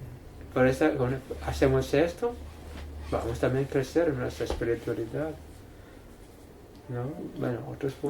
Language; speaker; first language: Spanish; non-native, fluent; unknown